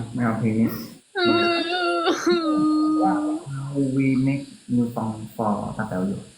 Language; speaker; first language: English; non-native, learner; Thai